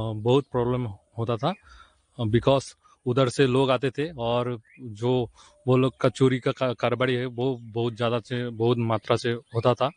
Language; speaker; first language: Hindi; non-native, local second language; Bangla